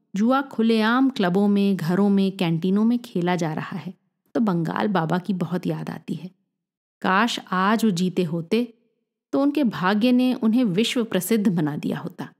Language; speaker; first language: Hindi; native; Hindi